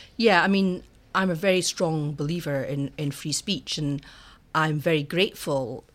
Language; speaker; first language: English; native; English